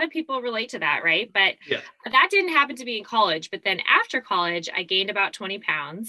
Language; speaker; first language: English; native; English